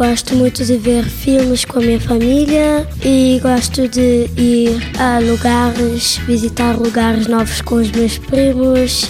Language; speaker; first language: Portuguese; early bilingual, heritage; Portuguese